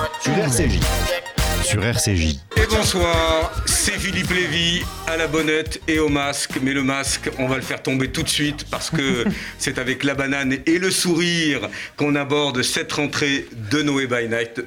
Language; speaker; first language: French; native; French